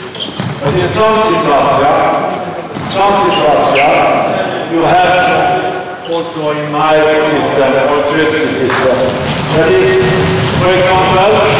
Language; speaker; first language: English; non-native, learner; Swedish